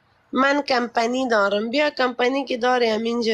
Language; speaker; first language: Persian; non-native, local second language; Pashto